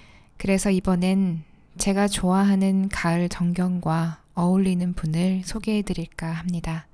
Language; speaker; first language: Korean; native; Korean